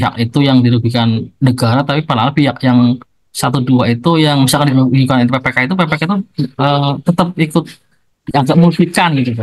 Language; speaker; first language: Indonesian; native; Indonesian